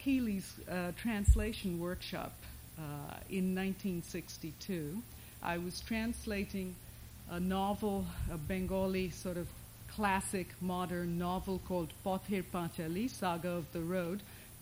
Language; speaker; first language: English; non-native, local second language; Bangla